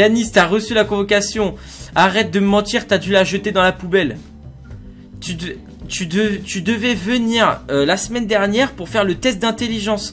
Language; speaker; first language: French; native; French